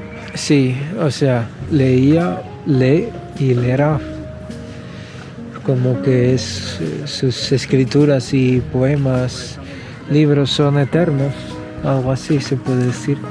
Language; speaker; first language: Spanish; non-native, fluent; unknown